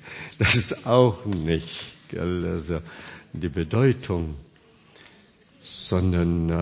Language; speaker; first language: German; non-native, fluent; Korean